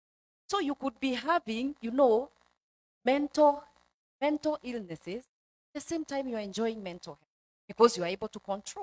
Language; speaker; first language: English; non-native, local second language; Swahili